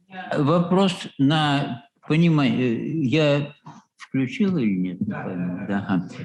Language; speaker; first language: Russian; native; Russian